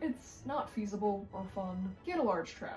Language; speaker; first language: English; native; English